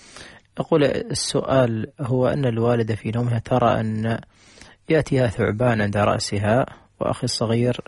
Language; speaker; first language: Arabic; native; Arabic